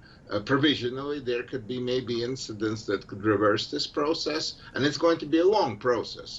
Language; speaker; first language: English; non-native, fluent; Russian